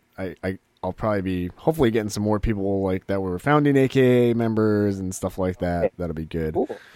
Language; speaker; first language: English; native; English